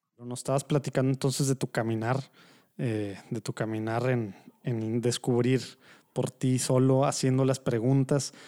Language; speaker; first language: Spanish; native; Spanish